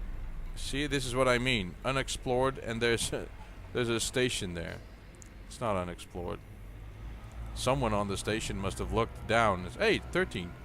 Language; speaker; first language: English; native; English